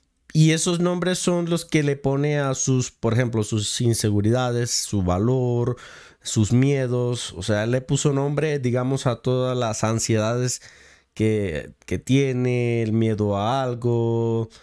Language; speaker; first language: Spanish; native; Spanish